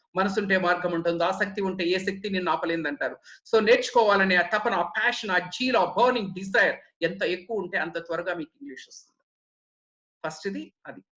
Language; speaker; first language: Telugu; native; Telugu